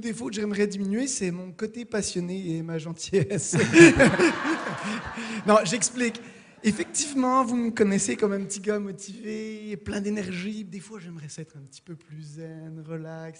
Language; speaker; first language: French; native; French